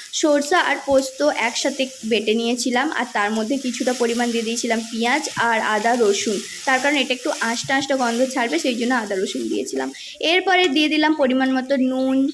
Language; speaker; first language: Bangla; non-native, local second language; Santali